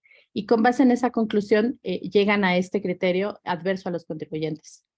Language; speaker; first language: Spanish; native; Spanish